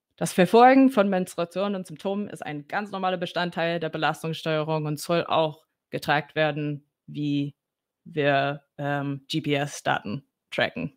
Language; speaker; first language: German; non-native, fluent; English